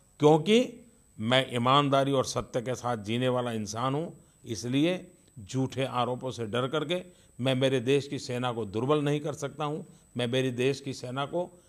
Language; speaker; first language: Hindi; non-native, local second language; Gujarati